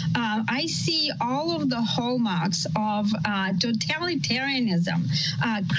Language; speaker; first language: English; non-native, fluent; Russian